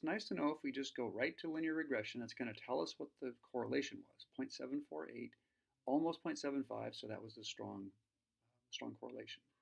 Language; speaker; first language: English; native; English